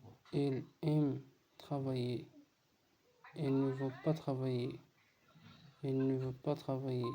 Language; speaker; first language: French; non-native, learner; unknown